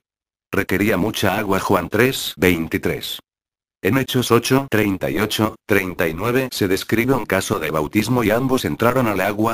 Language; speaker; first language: Spanish; native; Spanish